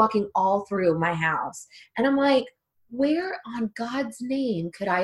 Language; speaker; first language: English; native; English